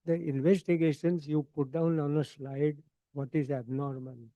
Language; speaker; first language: English; non-native, local second language; Marathi